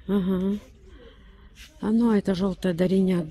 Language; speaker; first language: Russian; native; Russian